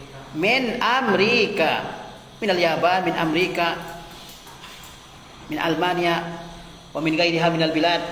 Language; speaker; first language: Arabic; non-native, fluent; Indonesian